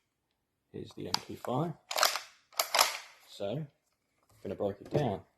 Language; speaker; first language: English; native; English